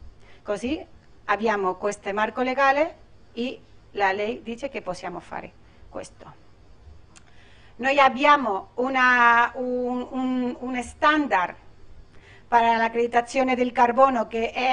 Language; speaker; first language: Italian; non-native, learner; Spanish